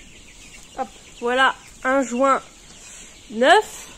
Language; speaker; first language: French; native; French